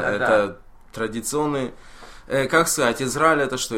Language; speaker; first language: Russian; early bilingual, heritage; Russian